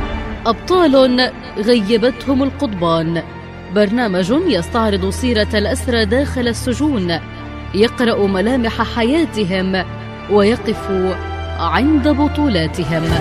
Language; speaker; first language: Arabic; native; Arabic